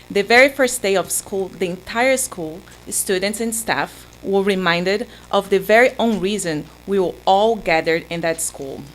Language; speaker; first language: English; non-native, fluent; Portuguese